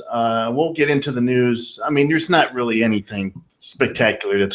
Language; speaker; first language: English; native; English